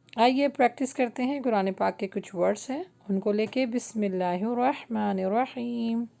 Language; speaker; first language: Urdu; native; Urdu